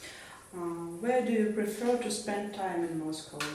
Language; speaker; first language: English; non-native, learner; Russian